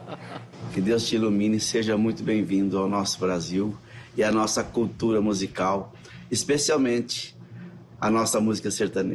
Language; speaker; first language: Portuguese; native; Portuguese